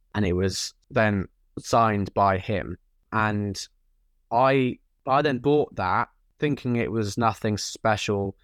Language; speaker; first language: English; native; English